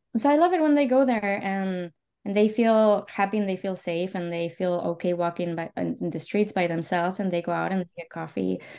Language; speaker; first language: English; early bilingual, other home language; Spanish